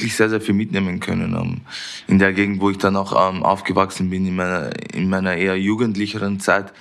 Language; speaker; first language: German; native; German